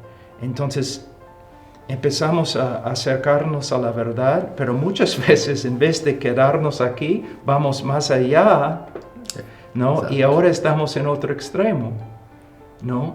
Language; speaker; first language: Spanish; non-native, fluent; English